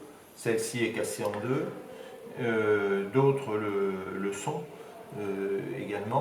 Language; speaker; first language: French; native; French